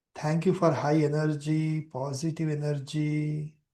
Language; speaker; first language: English; non-native, local second language; Kannada